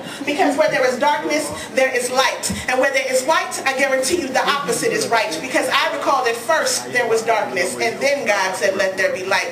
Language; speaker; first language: English; native; English